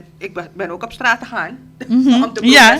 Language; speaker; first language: Dutch; native; Dutch